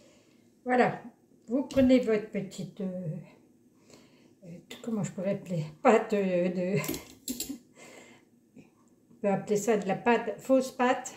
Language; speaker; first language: French; native; French